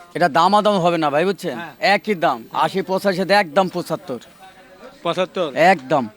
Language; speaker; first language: Bangla; native; Bangla